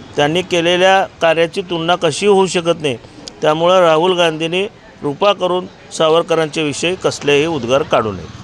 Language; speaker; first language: Marathi; native; Marathi